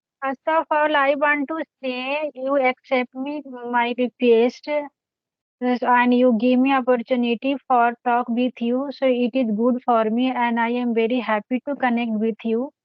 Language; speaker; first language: English; non-native, learner; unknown